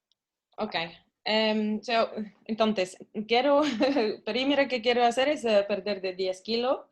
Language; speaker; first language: Spanish; non-native, learner; Russian